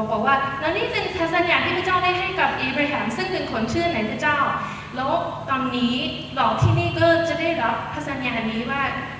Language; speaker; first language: Thai; non-native, fluent; English